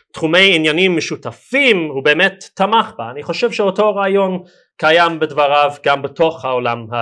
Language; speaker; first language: Hebrew; non-native, fluent; English